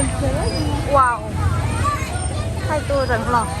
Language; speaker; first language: Chinese; non-native, learner; Vietnamese